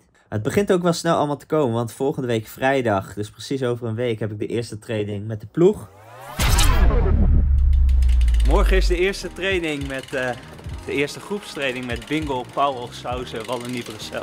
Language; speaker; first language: Dutch; native; Dutch